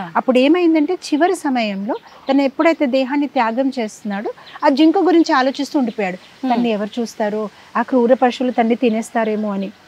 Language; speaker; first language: Telugu; non-native, fluent; Gujarati